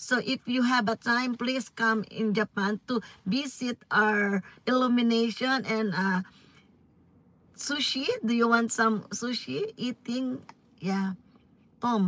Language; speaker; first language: English; non-native, learner; Filipino